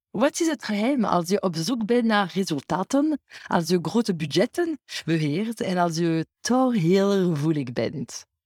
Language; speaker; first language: Dutch; non-native, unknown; French